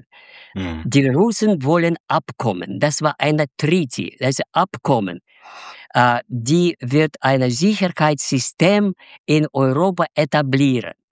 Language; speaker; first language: German; non-native, fluent; Russian